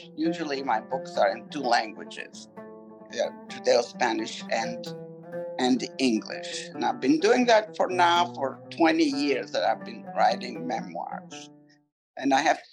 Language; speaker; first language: English; non-native, fluent; Turkish